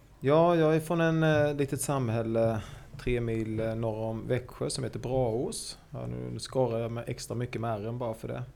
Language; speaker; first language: Swedish; native; Swedish